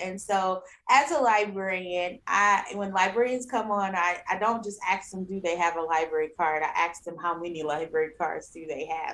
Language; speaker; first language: English; native; English